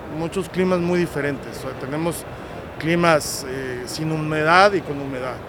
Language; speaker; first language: Spanish; native; Spanish